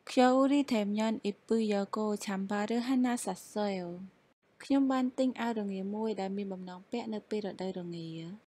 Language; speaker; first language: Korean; non-native, fluent; Khmer